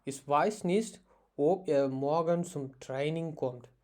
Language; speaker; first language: German; non-native, learner; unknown